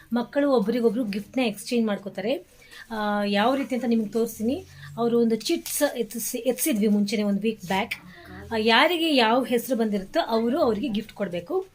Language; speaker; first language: Kannada; non-native, local second language; Marathi